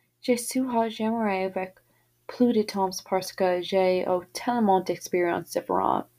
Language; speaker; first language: French; non-native, learner; English